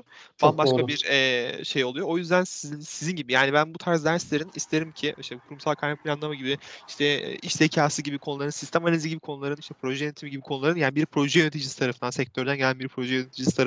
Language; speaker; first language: Turkish; native; Turkish